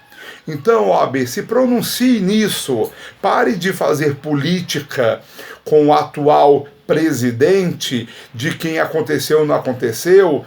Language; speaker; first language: Portuguese; native; Portuguese